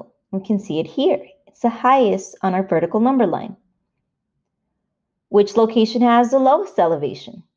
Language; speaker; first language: English; native; English